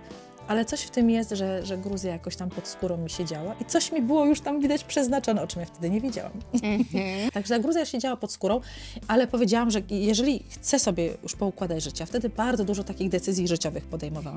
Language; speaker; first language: Polish; native; Polish